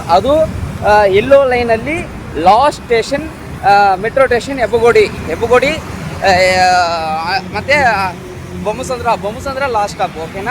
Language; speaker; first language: Kannada; non-native, local second language; Tamil